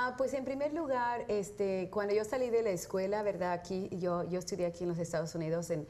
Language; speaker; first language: Spanish; early bilingual, heritage; Spanish